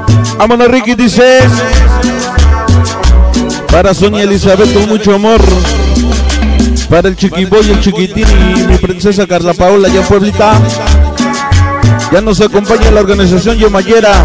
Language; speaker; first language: Spanish; native; Spanish